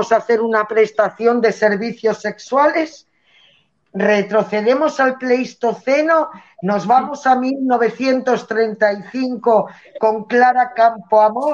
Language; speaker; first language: Spanish; native; Spanish